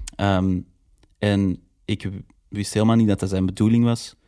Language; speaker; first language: Dutch; native; Dutch